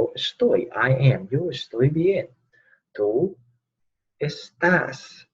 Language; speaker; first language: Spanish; non-native, fluent; English